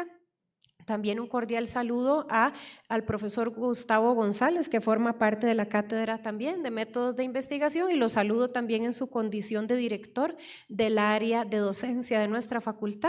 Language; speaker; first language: Spanish; native; Spanish